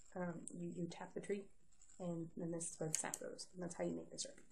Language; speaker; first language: English; native; English